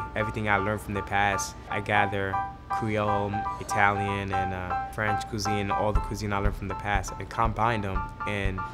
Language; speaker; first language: English; non-native, fluent; Wolof